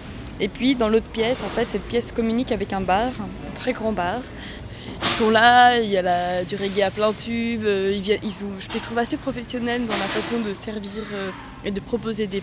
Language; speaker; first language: French; native; French